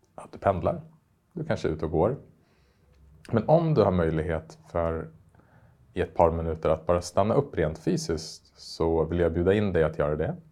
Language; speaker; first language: Swedish; native; Swedish